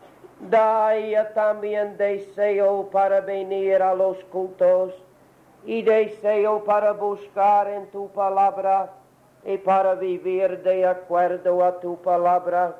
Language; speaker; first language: Spanish; non-native, learner; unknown